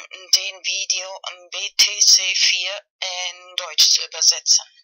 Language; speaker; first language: German; non-native, fluent; Spanish